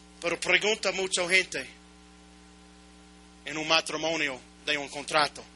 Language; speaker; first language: Spanish; non-native, learner; English